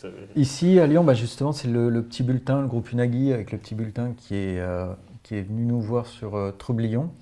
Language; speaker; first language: French; native; French